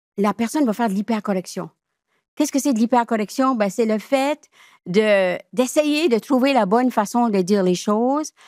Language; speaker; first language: French; native; French